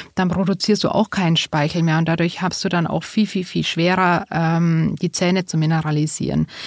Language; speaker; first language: German; native; German